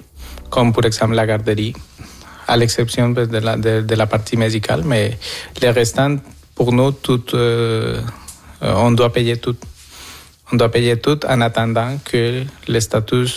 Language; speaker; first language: French; non-native, fluent; Spanish